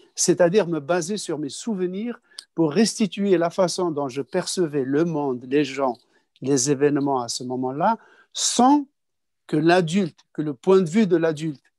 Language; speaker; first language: French; non-native, local second language; Kabyle